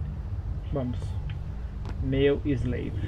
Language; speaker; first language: Portuguese; native; Portuguese